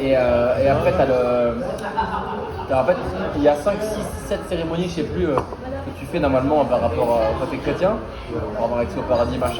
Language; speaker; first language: French; native; French